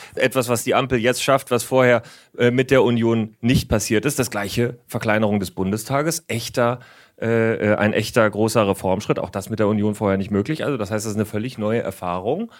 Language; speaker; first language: German; native; German